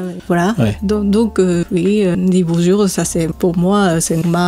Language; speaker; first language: French; non-native, learner; Japanese